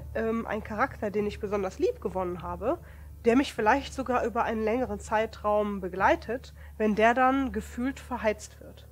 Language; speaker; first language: German; native; German